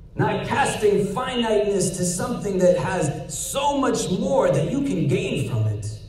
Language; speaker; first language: English; native; English